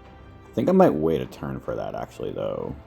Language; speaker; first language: English; native; English